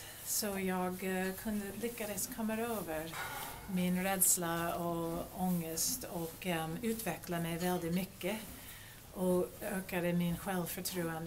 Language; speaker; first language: Swedish; non-native, fluent; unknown